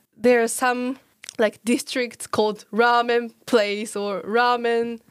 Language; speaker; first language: English; non-native, learner; Japanese